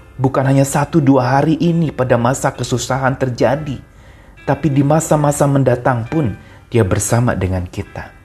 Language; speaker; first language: Indonesian; native; Indonesian